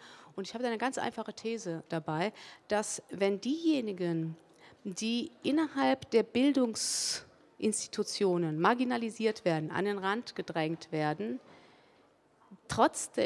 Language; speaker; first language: German; early bilingual, other home language; Spanish